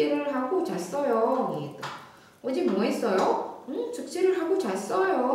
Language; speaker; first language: Korean; non-native, fluent; Indonesian